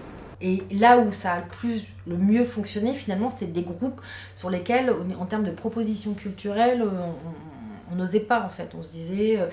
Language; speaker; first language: French; native; French